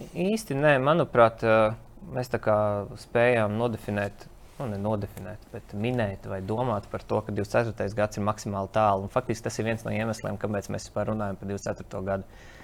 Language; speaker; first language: Latvian; native; Latvian